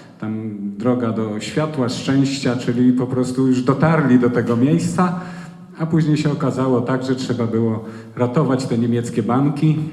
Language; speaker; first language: Polish; native; Polish